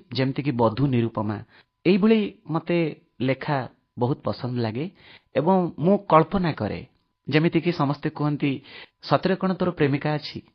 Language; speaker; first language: Odia; native; Odia